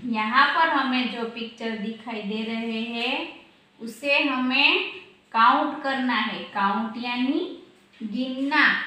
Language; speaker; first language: Hindi; non-native, local second language; Gujarati